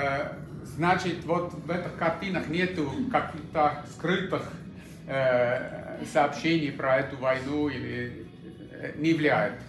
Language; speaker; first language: Russian; non-native, fluent; German